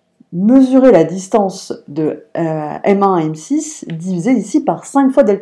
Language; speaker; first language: French; native; French